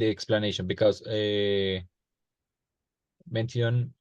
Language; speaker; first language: English; non-native, learner; Spanish